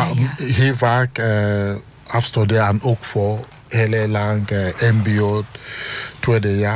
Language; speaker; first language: Dutch; non-native, learner; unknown